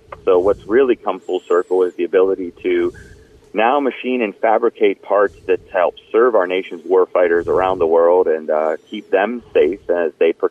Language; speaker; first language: English; native; English